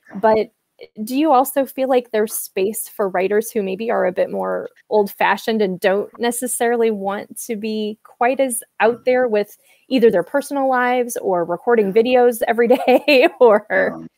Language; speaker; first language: English; native; English